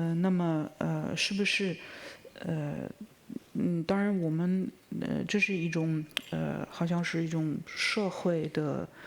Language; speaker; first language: Chinese; non-native, fluent; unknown